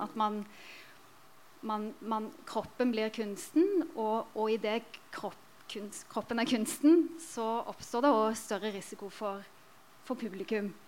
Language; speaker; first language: Norwegian; native; Norwegian